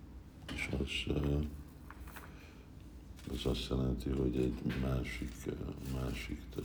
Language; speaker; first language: Hungarian; early bilingual, heritage; Hungarian